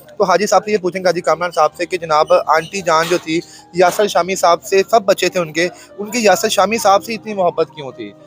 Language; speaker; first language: Urdu; non-native, local second language; Punjabi